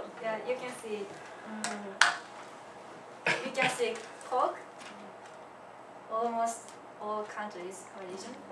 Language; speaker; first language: English; non-native, learner; Japanese